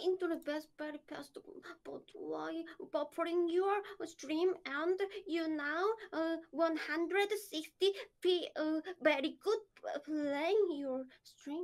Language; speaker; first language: English; non-native, learner; Korean